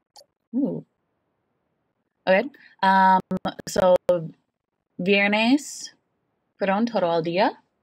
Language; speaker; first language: Spanish; non-native, fluent; English